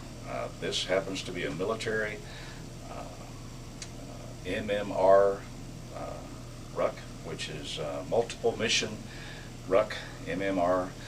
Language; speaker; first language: English; native; English